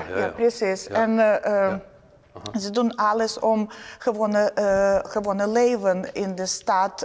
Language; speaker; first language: Dutch; non-native, learner; Ukrainian